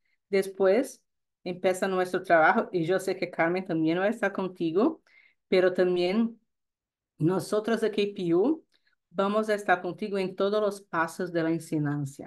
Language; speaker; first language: Spanish; non-native, fluent; Portuguese